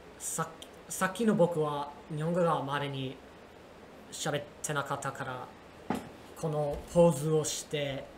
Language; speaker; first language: Japanese; non-native, learner; English